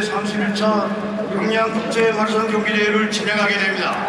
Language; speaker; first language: Korean; native; Korean